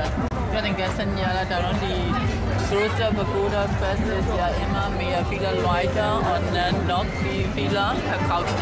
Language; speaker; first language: German; non-native, learner; Burmese